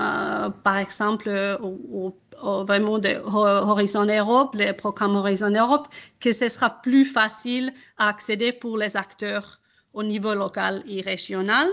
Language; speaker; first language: French; non-native, fluent; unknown